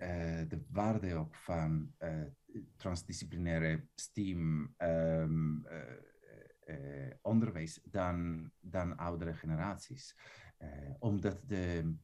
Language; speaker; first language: Dutch; non-native, fluent; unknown